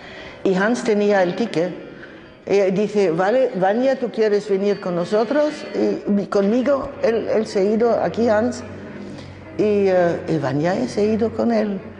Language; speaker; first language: Spanish; non-native, fluent; German